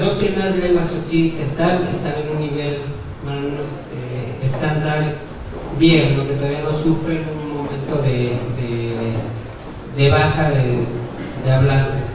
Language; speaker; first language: Spanish; non-native, local second language; Tzotzil